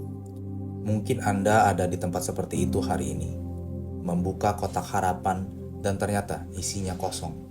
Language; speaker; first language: Indonesian; native; Indonesian